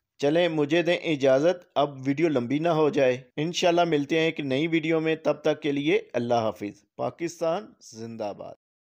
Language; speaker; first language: Urdu; non-native, local second language; Punjabi